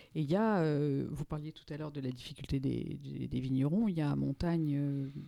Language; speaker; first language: French; native; French